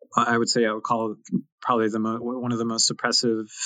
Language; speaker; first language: English; native; English